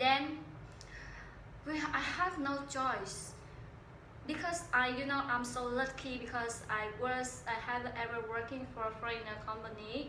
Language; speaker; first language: English; non-native, learner; Vietnamese